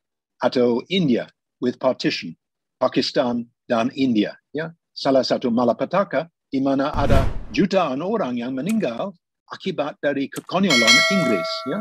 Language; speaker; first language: Indonesian; non-native, fluent; English